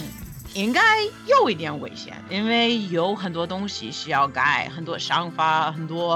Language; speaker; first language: Chinese; non-native, fluent; English